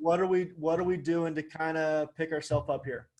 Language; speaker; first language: English; native; English